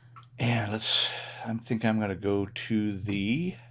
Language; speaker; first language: English; native; English